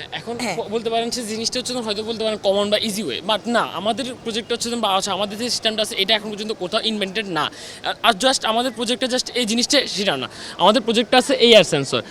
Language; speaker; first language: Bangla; native; Bangla